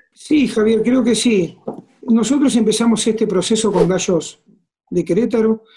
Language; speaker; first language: Spanish; native; Spanish